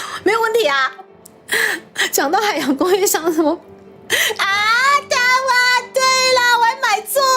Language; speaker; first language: Chinese; native; Chinese